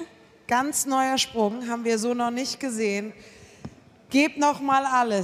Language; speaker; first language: German; native; German